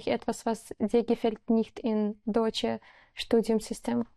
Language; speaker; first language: German; non-native, learner; Spanish